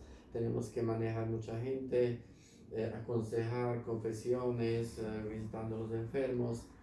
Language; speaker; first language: Spanish; non-native, fluent; Slovak